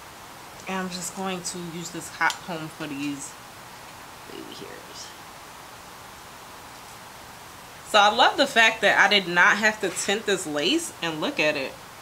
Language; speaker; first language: English; native; English